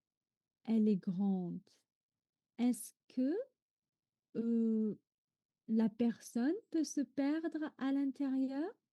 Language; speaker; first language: French; non-native, fluent; Arabic